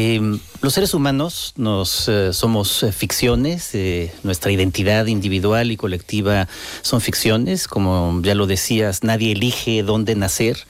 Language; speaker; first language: Spanish; native; Spanish